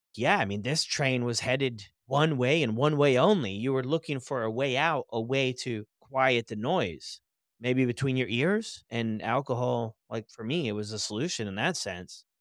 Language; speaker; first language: English; native; English